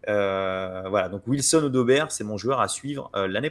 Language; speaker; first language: French; native; French